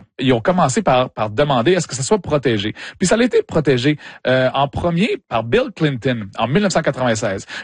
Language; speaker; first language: French; native; French